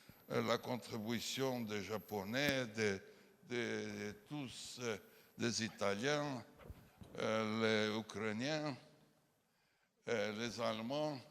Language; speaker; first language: French; non-native, fluent; Portuguese